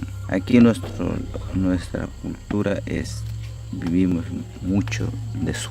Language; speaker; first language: Spanish; non-native, local second language; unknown